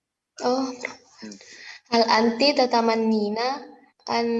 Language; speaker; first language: Arabic; non-native, learner; Indonesian